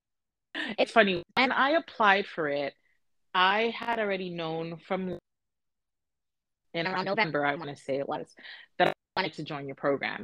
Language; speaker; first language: English; native; English